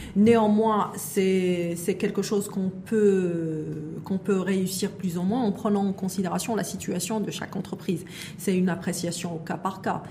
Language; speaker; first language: French; non-native, local second language; Arabic